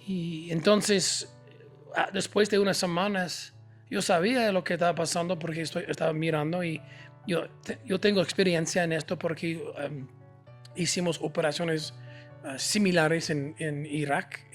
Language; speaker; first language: Spanish; non-native, fluent; English